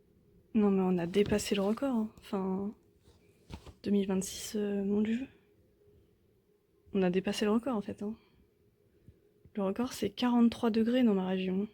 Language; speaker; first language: French; native; French